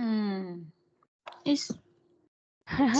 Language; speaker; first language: English; non-native, learner; Vietnamese